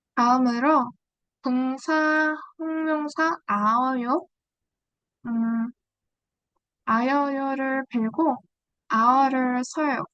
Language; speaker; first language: Korean; non-native, learner; Vietnamese